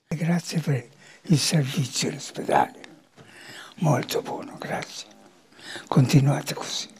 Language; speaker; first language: Italian; non-native, fluent; Spanish